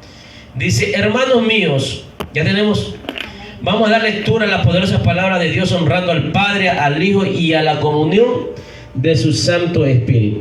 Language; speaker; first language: Spanish; native; Spanish